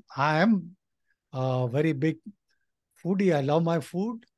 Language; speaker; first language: English; non-native, local second language; Nepali